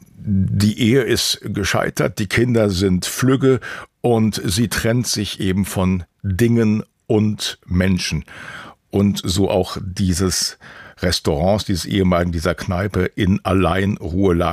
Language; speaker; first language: German; native; German